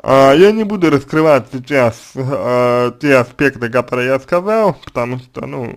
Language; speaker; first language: Russian; native; Russian